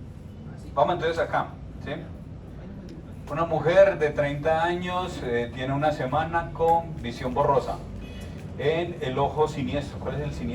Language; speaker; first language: Spanish; native; Spanish